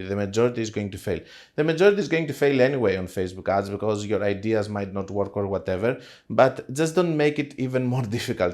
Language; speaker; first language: English; non-native, fluent; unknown